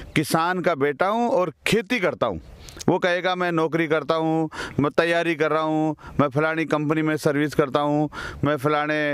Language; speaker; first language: Hindi; native; Hindi